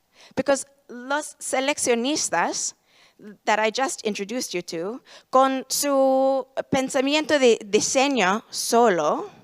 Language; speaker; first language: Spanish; non-native, learner; English